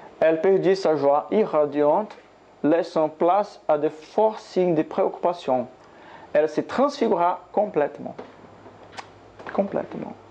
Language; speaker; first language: French; non-native, learner; Portuguese